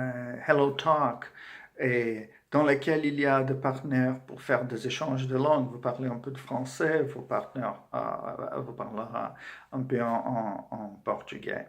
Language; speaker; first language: French; non-native, fluent; Portuguese